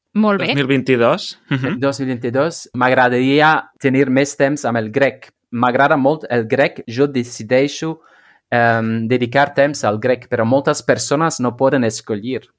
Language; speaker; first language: Catalan; non-native, learner; Dutch